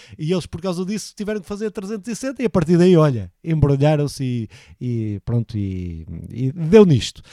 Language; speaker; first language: Portuguese; native; Portuguese